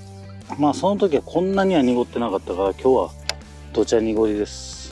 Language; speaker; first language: Japanese; native; Japanese